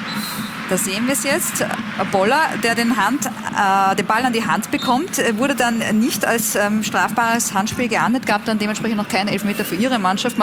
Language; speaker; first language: German; native; German